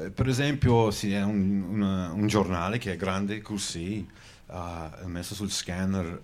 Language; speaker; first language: Italian; early bilingual, heritage; Venetian